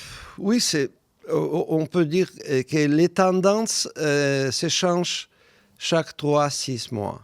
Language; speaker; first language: French; non-native, fluent; Russian